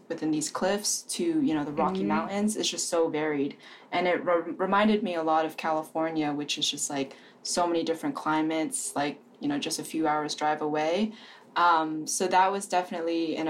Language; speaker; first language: English; native; English